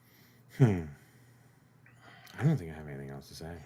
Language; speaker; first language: English; native; English